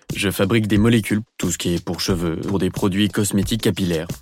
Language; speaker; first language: French; native; French